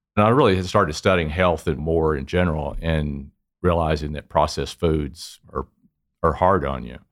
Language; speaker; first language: English; native; English